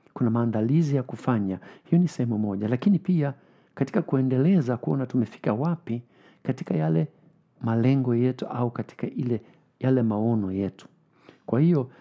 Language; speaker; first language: Swahili; non-native, fluent; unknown